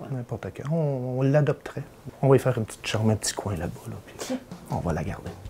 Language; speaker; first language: French; native; French